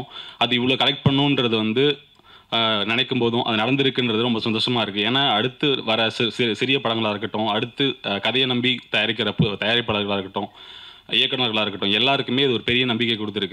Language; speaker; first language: Tamil; native; Tamil